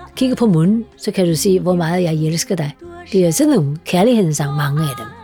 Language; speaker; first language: Danish; non-native, fluent; Chinese